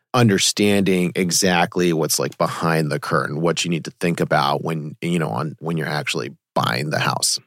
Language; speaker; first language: English; native; English